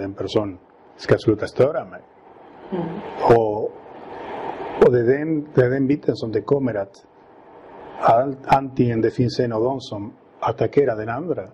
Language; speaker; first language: Swedish; non-native, fluent; Spanish